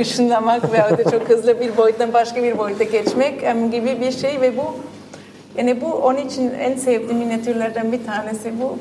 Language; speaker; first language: Turkish; non-native, fluent; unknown